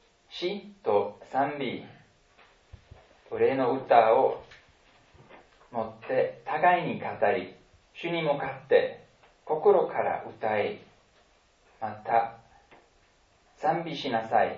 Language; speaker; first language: Japanese; non-native, fluent; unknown